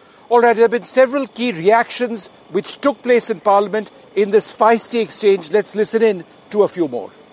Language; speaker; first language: English; non-native, local second language; Hindi